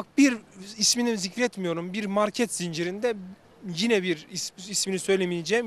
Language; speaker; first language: Turkish; native; Turkish